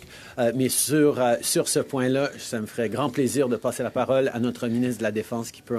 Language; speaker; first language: French; native; French